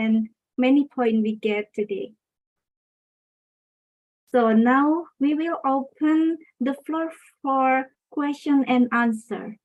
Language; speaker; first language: English; non-native, local second language; Indonesian